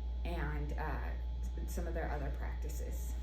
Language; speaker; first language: English; native; English